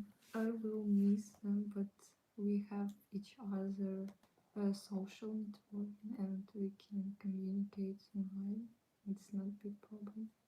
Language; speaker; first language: English; non-native, learner; Ukrainian